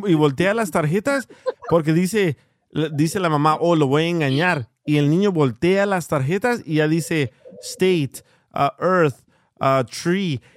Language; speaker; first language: Spanish; early bilingual, heritage; Spanish